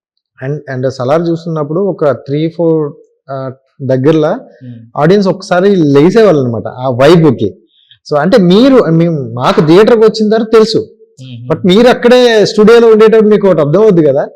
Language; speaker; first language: Telugu; native; Telugu